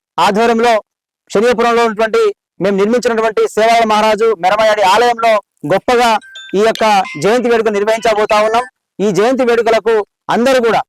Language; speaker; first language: Telugu; non-native, local second language; Lambadi